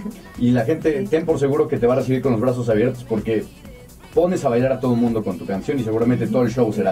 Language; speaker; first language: Spanish; native; Spanish